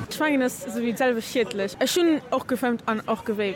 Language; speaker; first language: German; non-native, local second language; Luxembourgish